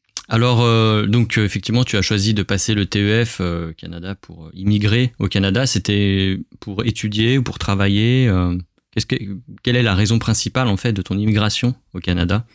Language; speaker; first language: French; native; French